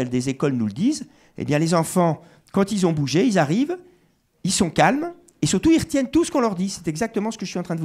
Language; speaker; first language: French; native; French